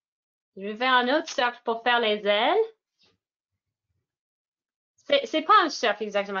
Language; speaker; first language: French; non-native, fluent; English